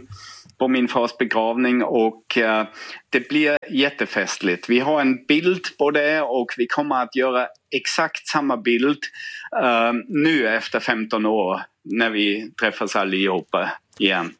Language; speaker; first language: Swedish; non-native, fluent; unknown